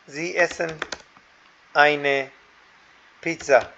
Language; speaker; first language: German; non-native, fluent; Hindi